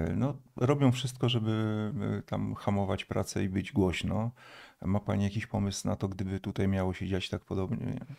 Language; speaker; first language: Polish; native; Polish